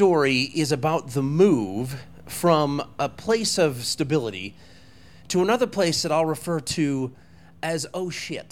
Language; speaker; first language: English; native; English